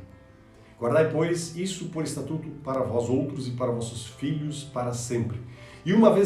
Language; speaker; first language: Portuguese; native; Portuguese